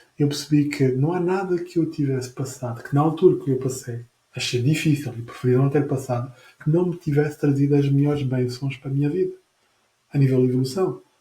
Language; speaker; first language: Portuguese; non-native, fluent; French